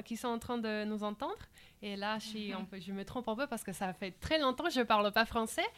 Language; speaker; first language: French; non-native, fluent; Spanish